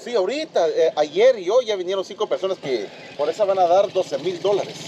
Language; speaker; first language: Spanish; native; Spanish